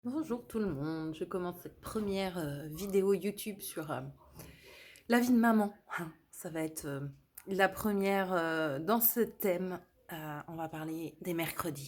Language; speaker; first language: French; native; French